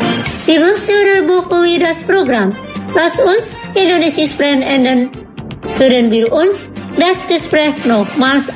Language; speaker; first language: German; non-native, fluent; Indonesian